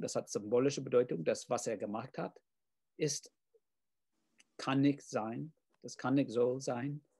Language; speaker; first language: German; non-native, fluent; English